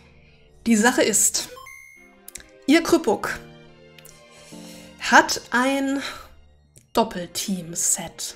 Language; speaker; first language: German; native; German